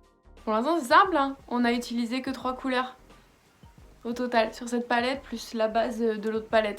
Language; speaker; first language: French; native; French